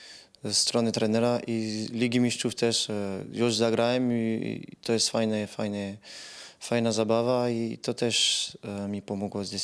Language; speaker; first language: Polish; non-native, fluent; French